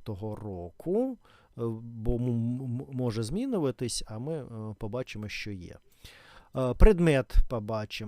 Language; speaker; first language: Ukrainian; non-native, learner; Russian